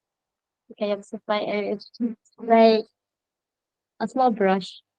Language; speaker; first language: English; non-native, learner; Khmer